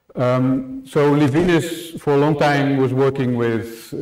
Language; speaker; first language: English; non-native, fluent; Dutch